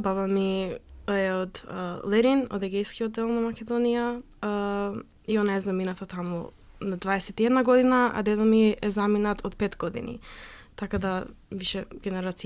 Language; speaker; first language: Macedonian; early bilingual, heritage; Macedonian